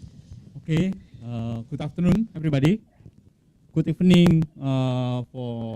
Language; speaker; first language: English; non-native, fluent; Indonesian